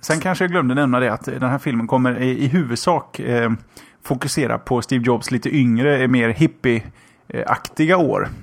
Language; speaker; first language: Swedish; native; Swedish